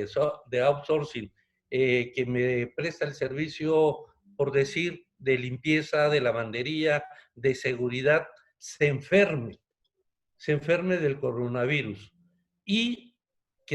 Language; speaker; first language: Spanish; native; Spanish